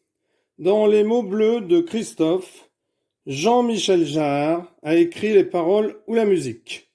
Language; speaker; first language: French; native; French